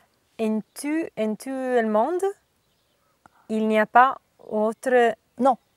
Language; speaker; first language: French; non-native, learner; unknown